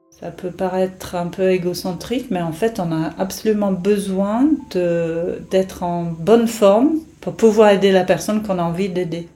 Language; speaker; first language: French; non-native, fluent; English